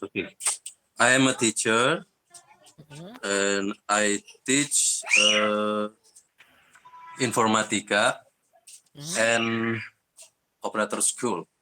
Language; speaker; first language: English; non-native, learner; Indonesian